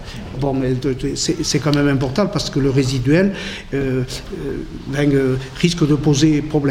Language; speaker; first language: French; native; French